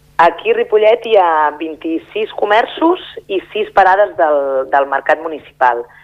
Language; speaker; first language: Catalan; native; Catalan